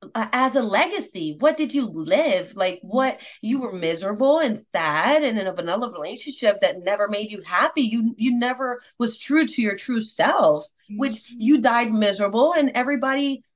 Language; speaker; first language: English; non-native, fluent; Spanish